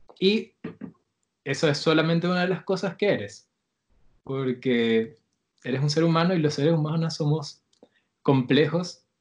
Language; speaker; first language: Spanish; native; Spanish